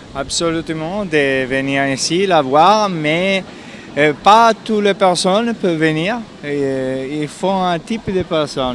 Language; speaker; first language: French; non-native, fluent; Italian